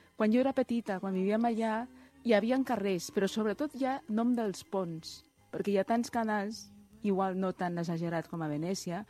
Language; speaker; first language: Catalan; early bilingual, other home language; Chinese